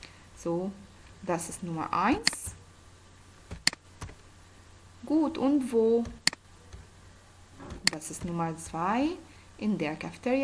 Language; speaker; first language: German; non-native, fluent; Arabic